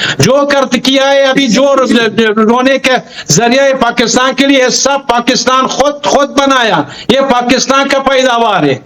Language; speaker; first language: Hindi; non-native, learner; Pashto